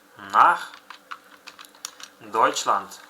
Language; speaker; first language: German; non-native, fluent; Uzbek